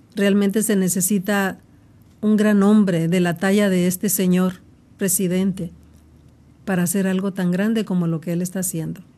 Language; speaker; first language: Spanish; native; Spanish